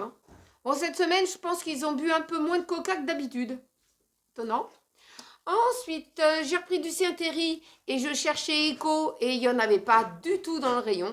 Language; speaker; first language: French; native; French